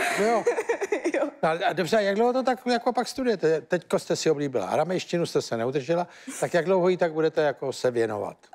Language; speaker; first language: Czech; native; Czech